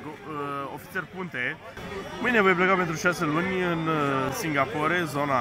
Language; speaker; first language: Romanian; native; Romanian